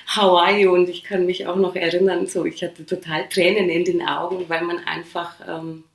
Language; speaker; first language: German; early bilingual, other home language; Polish